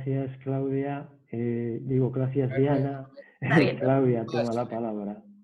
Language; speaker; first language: Spanish; native; Spanish